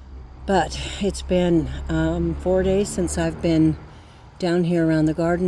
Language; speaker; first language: English; native; English